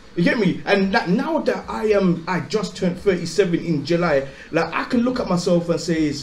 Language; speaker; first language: English; native; English